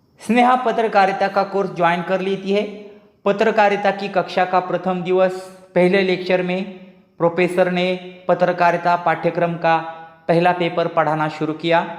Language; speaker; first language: Hindi; non-native, local second language; Marathi